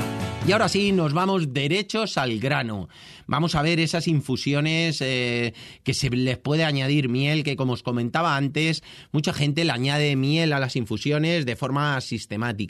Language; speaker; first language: Spanish; native; Spanish